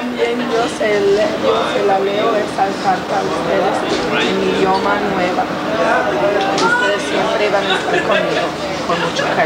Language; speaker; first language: Spanish; non-native, learner; English